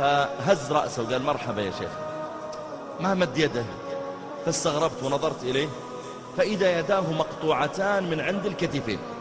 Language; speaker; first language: Arabic; native; Arabic